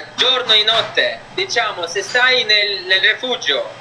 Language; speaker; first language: Italian; non-native, fluent; Ukrainian